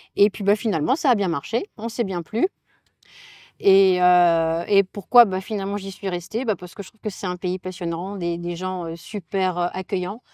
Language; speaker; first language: French; native; French